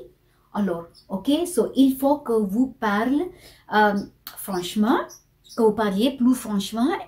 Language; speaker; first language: French; non-native, fluent; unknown